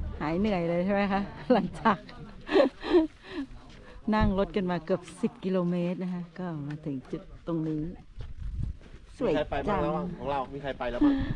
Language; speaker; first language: Thai; native; Thai